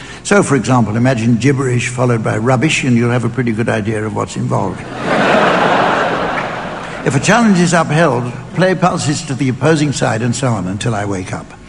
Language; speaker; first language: English; native; English